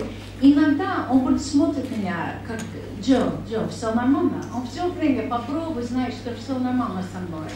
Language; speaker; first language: Russian; non-native, learner; English